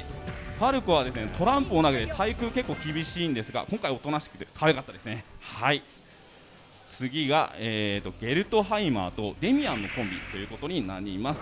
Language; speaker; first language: Japanese; native; Japanese